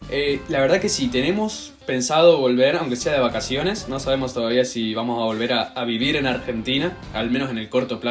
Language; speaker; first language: Spanish; native; Spanish